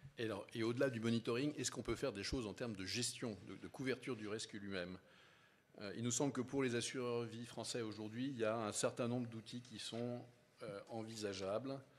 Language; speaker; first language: French; native; French